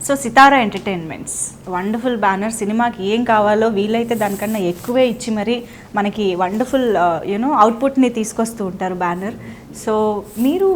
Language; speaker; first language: Telugu; native; Telugu